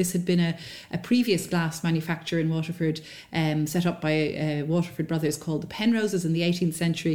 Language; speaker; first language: English; native; English